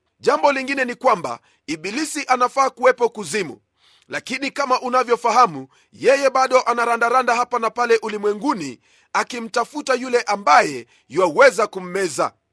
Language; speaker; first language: Swahili; non-native, local second language; Luyia